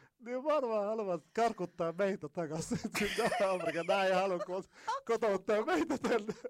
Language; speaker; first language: Finnish; non-native, fluent; Arabic